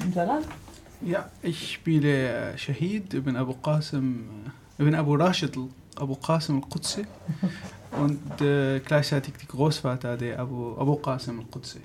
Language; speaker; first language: German; non-native, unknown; Arabic